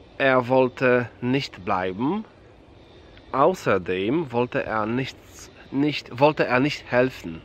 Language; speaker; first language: German; non-native, fluent; Polish